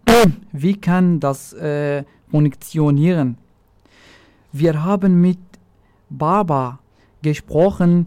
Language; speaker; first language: German; non-native, local second language; Arabic